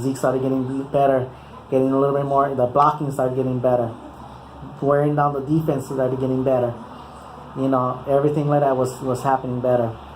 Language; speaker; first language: English; native; English